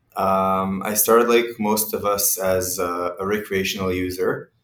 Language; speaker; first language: English; non-native, fluent; Hebrew